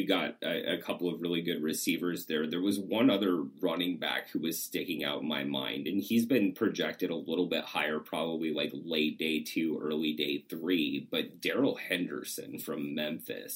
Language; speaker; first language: English; native; English